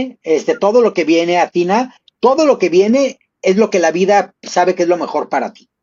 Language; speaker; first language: Spanish; native; Spanish